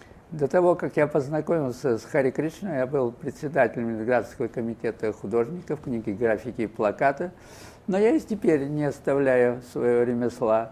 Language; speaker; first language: Russian; native; Russian